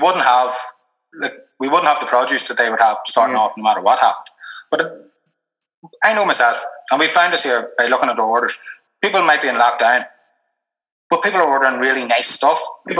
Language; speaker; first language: English; native; English